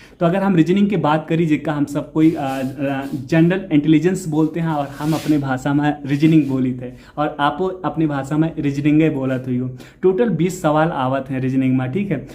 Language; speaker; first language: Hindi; native; Hindi